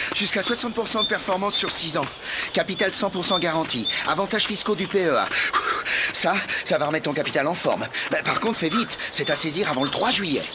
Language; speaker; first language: French; native; French